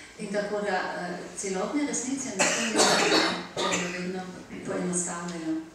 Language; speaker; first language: Slovenian; native; Slovenian